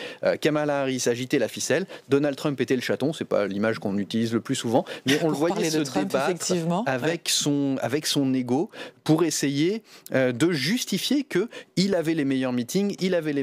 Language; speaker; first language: French; native; French